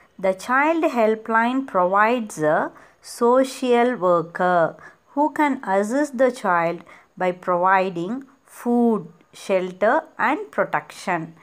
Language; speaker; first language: English; non-native, local second language; Tamil